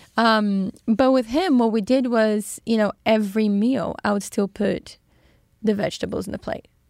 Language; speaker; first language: English; non-native, fluent; Portuguese